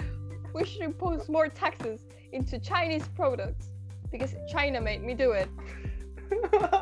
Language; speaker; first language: English; non-native, fluent; Spanish